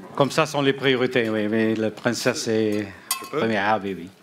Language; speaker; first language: French; non-native, learner; German